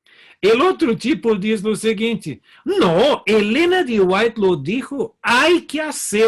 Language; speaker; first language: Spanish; non-native, fluent; Portuguese